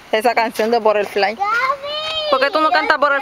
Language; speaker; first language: Spanish; native; Spanish